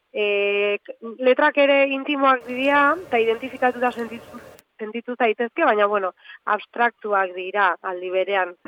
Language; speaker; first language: Basque; native; Basque